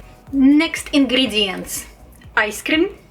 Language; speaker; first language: English; non-native, learner; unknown